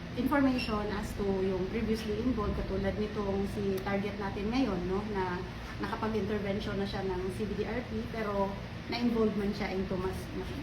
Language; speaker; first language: Filipino; non-native, local second language; Aklanon